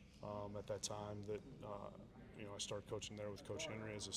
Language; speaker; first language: English; native; English